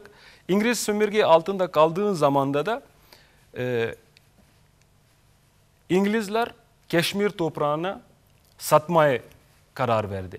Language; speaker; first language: Turkish; non-native, fluent; Kashmiri